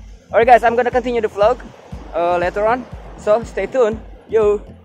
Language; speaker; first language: English; non-native, fluent; Indonesian